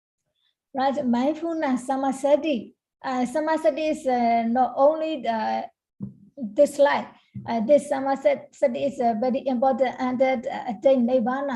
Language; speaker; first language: English; non-native, learner; Burmese